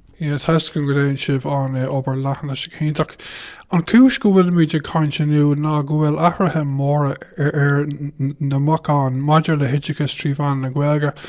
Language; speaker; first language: Irish; non-native, local second language; English